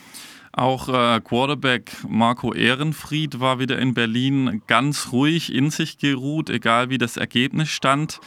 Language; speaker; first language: German; native; German